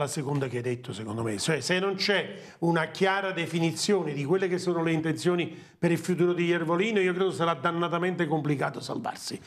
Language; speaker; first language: Italian; native; Italian